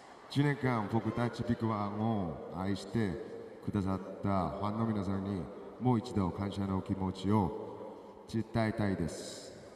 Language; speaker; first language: Japanese; non-native, learner; Korean